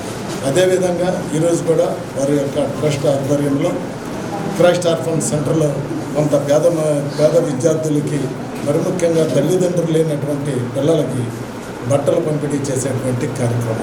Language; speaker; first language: Telugu; native; Telugu